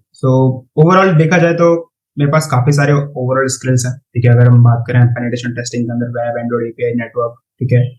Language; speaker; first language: Hindi; native; Hindi